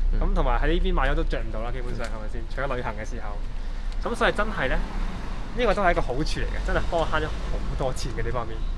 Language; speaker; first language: Cantonese; native; Cantonese